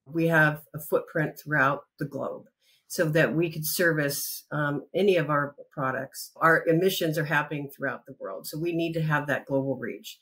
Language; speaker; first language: English; native; English